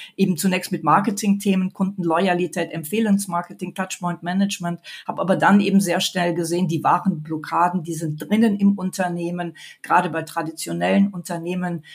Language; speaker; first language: German; native; German